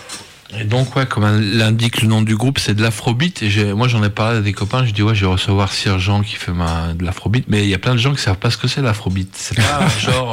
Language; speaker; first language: French; native; French